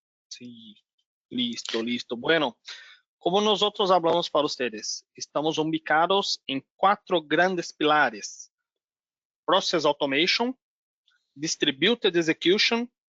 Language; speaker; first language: Spanish; non-native, learner; Portuguese